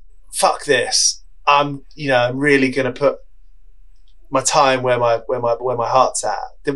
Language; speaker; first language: English; native; English